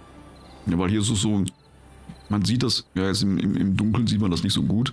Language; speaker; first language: German; native; German